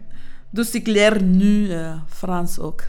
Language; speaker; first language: Dutch; non-native, fluent; Spanish